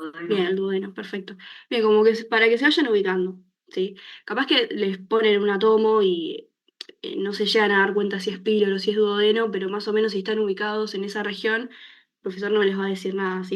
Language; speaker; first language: Spanish; native; Spanish